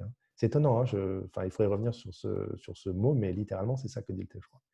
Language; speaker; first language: French; native; French